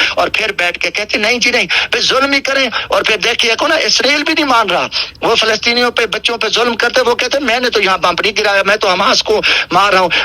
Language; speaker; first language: Urdu; non-native, local second language; Saraiki